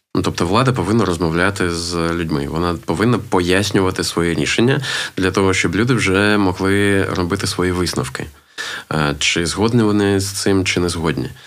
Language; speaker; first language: Ukrainian; non-native, local second language; Russian